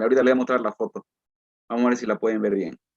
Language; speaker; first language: Spanish; native; Spanish